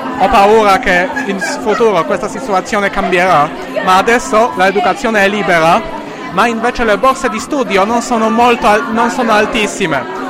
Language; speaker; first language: Italian; non-native, learner; Polish